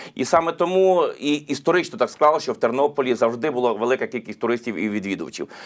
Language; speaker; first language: Ukrainian; native; Ukrainian